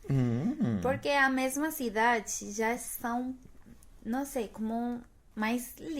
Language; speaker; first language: Portuguese; non-native, fluent; Spanish